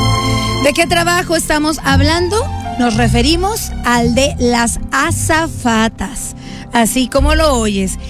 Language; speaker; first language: Spanish; native; Spanish